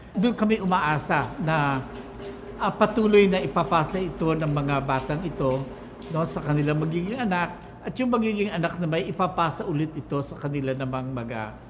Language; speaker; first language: Filipino; native; Filipino